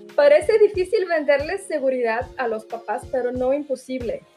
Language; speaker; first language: Spanish; non-native, fluent; Bulgarian